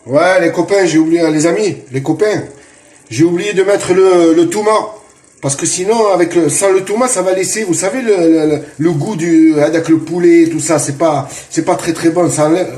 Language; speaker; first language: French; non-native, local second language; Arabic